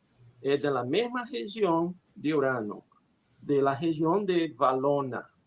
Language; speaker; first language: Spanish; non-native, learner; Portuguese